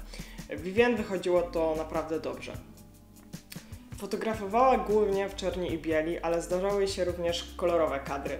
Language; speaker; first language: Polish; native; Polish